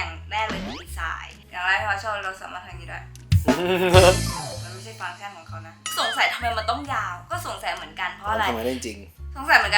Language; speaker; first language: Thai; native; Thai